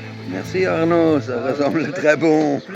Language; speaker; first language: French; non-native, learner; English